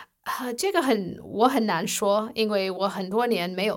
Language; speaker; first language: Chinese; non-native, learner; English